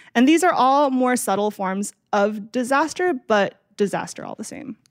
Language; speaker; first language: English; native; English